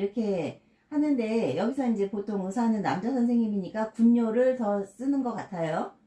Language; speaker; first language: Korean; native; Korean